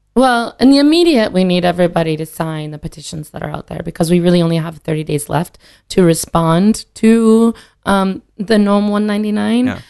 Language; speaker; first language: English; native; English